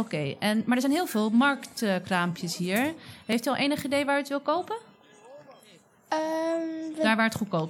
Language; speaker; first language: Dutch; native; Dutch